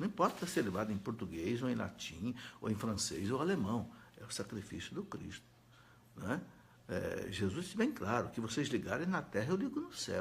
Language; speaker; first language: Portuguese; native; Portuguese